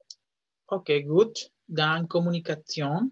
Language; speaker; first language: German; non-native, fluent; Spanish